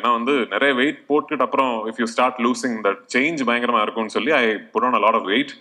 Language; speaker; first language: Tamil; non-native, local second language; Malayalam